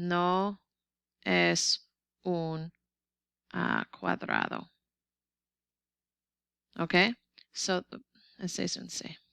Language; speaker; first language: Spanish; non-native, learner; English